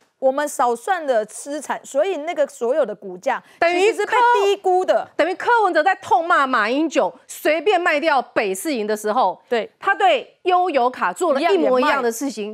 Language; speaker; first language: Chinese; native; Chinese